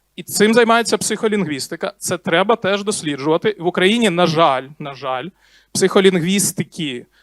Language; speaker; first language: Ukrainian; non-native, local second language; Russian